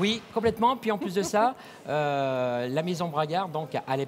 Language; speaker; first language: French; native; French